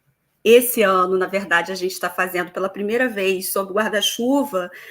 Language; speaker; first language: Portuguese; native; Portuguese